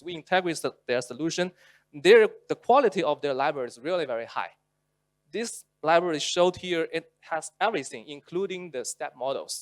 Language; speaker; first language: English; non-native, local second language; Chinese